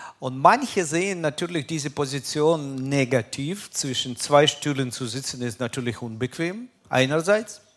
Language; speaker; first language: German; non-native, fluent; Russian